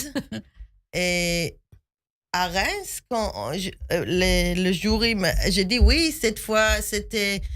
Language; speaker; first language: French; non-native, fluent; Hebrew